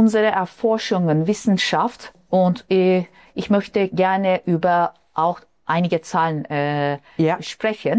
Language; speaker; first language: German; non-native, fluent; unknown